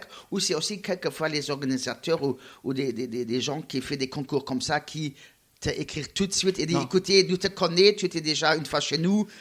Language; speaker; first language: French; non-native, learner; Luxembourgish